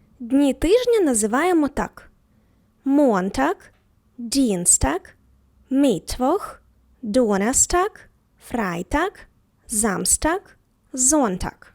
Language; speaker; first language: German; non-native, fluent; Ukrainian